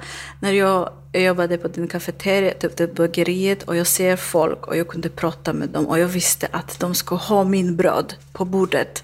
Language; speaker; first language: Swedish; non-native, learner; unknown